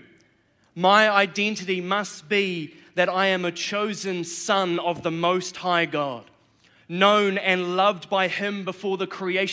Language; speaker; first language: English; native; English